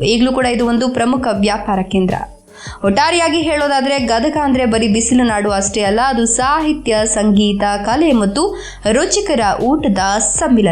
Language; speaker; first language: Kannada; native; Kannada